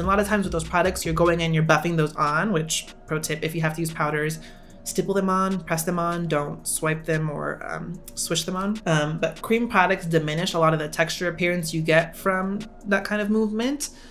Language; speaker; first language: English; native; English